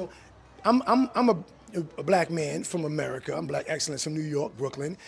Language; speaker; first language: English; native; English